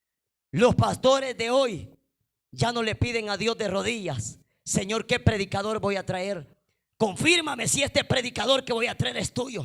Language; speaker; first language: Spanish; native; Spanish